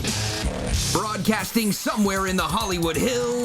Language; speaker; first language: English; native; English